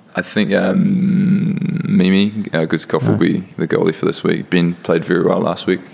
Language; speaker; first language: English; native; English